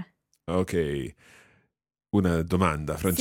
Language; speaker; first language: Italian; non-native, fluent; English